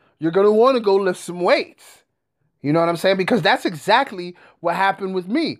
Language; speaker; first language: English; native; English